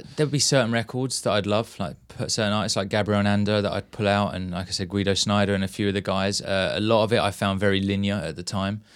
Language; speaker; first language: English; native; English